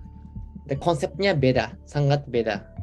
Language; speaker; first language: Indonesian; non-native, fluent; Japanese